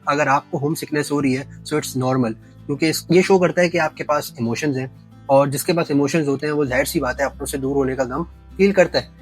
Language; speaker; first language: Urdu; native; Urdu